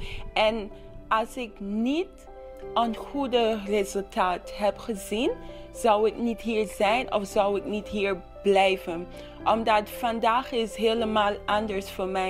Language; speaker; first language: Dutch; non-native, local second language; English